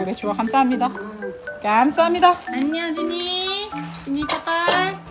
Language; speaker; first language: Korean; native; Korean